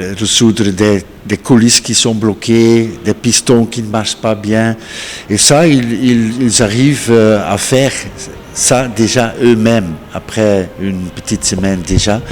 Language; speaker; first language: French; non-native, local second language; Dutch